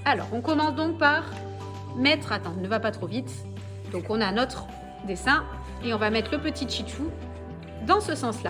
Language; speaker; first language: French; native; French